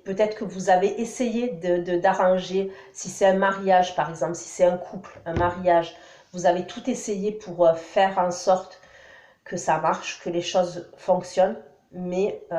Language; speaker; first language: French; native; French